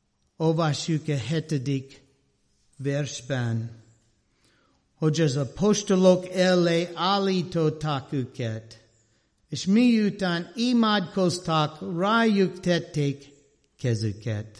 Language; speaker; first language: Hungarian; non-native, learner; English